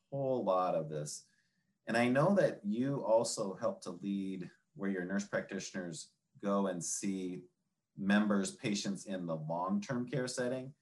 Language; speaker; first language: English; native; English